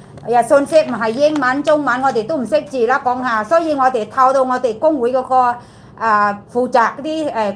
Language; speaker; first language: Cantonese; non-native, learner; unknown